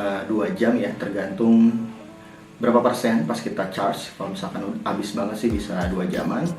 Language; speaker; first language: Indonesian; native; Indonesian